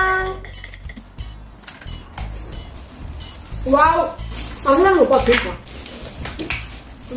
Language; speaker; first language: Chinese; non-native, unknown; Korean